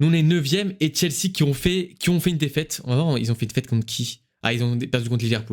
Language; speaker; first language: French; native; French